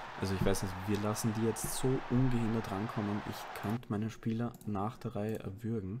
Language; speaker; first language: German; native; German